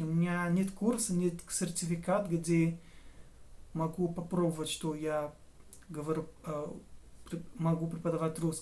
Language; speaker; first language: Russian; non-native, fluent; Portuguese